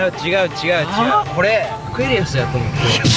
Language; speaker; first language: Japanese; native; Japanese